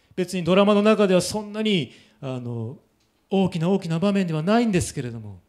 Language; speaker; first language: Japanese; native; Japanese